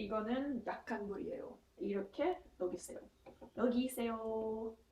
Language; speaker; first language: Korean; non-native, learner; English